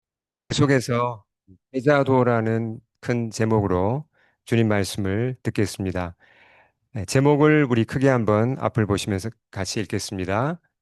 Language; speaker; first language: Korean; native; Korean